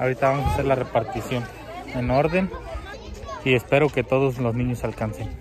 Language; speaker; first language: Spanish; native; Spanish